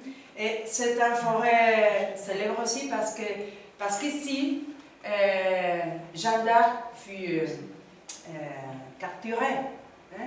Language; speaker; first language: French; non-native, learner; Spanish